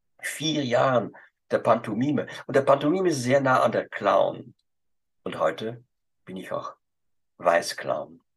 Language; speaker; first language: German; non-native, fluent; French